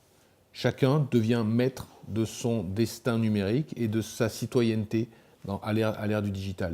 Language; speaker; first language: French; native; French